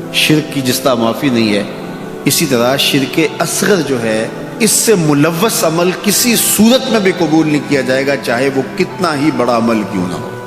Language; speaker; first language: Urdu; non-native, local second language; Punjabi